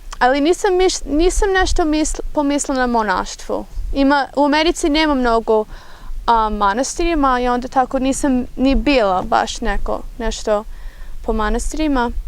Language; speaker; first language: Bosnian; non-native, fluent; English